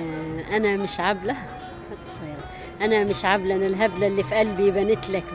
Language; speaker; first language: Arabic; native; Arabic